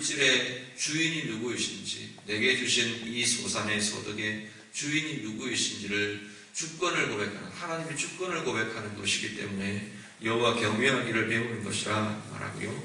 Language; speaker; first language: Korean; native; Korean